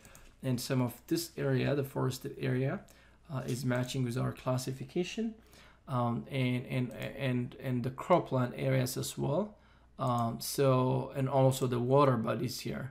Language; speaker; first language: English; non-native, fluent; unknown